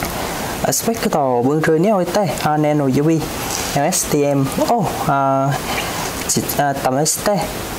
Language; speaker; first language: Japanese; non-native, fluent; Vietnamese